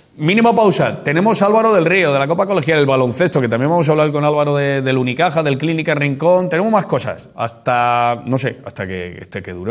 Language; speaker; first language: Spanish; native; Spanish